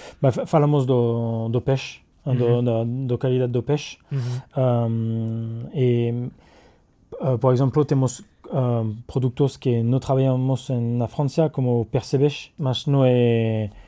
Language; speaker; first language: Portuguese; non-native, learner; French